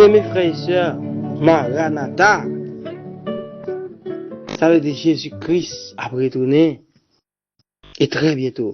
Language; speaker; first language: French; non-native, local second language; Haitian Creole